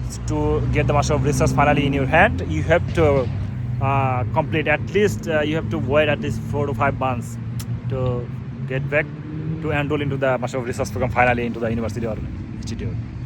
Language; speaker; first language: English; non-native, local second language; Bangla